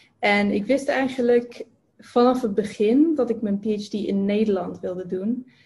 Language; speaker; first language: Dutch; non-native, fluent; English